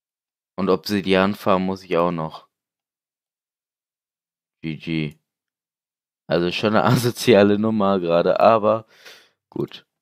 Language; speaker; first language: German; native; German